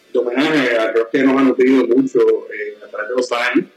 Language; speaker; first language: Spanish; native; Spanish